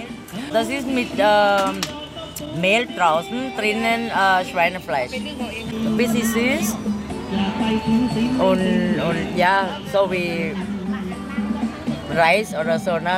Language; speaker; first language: German; non-native, learner; Thai